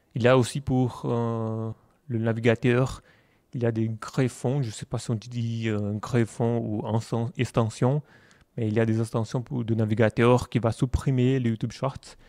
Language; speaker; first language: French; non-native, learner; Portuguese